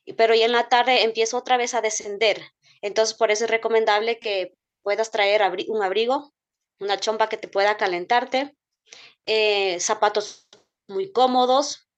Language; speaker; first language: Spanish; native; Spanish